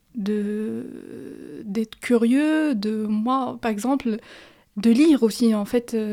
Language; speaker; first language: French; non-native, local second language; Arabic